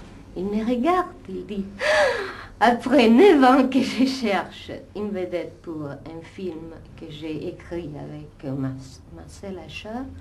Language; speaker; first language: French; non-native, fluent; Italian